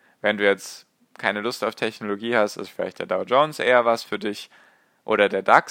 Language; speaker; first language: German; native; German